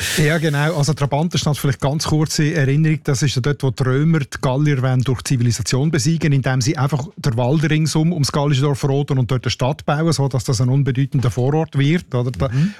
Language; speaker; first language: German; native; German